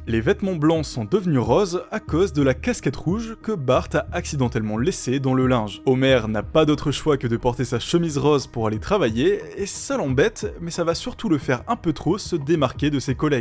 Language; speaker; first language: French; native; French